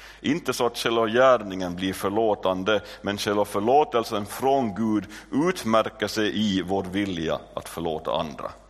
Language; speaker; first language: Swedish; native; Swedish